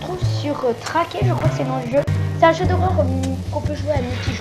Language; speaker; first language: French; native; French